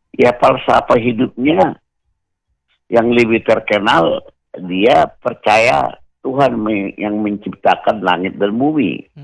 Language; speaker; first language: Indonesian; non-native, local second language; Batak Toba